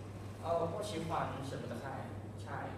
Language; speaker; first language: Chinese; non-native, learner; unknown